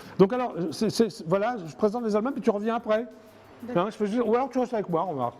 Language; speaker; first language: French; native; French